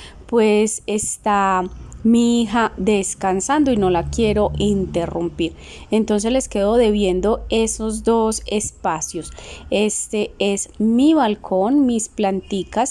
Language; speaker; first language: Spanish; native; Spanish